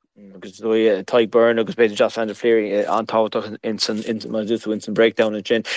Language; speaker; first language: Irish; native; Irish